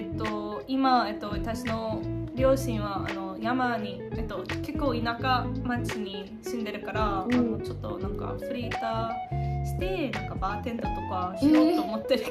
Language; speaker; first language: Japanese; non-native, fluent; English